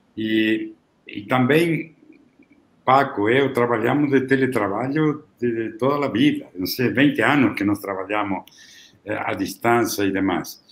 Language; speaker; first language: Portuguese; non-native, fluent; Italian